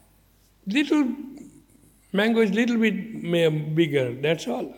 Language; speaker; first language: English; non-native, learner; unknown